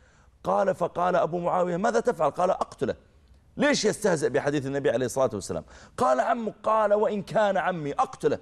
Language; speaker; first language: Arabic; native; Arabic